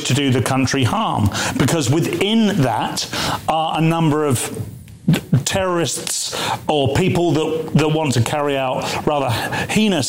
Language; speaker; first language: English; native; English